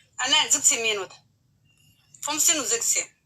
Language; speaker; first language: German; non-native, learner; Arabic